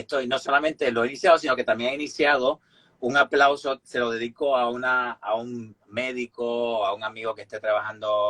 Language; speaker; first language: Spanish; native; Spanish